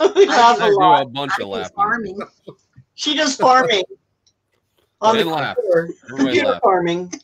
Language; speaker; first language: English; native; English